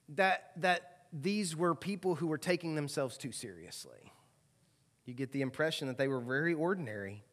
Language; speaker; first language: English; native; English